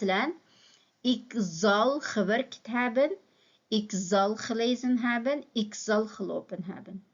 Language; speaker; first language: Dutch; non-native, fluent; Uyghur